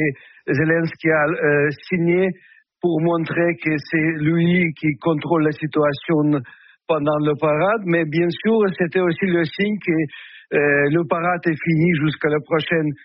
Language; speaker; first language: French; non-native, fluent; Russian